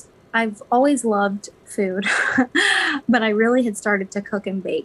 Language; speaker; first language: English; native; English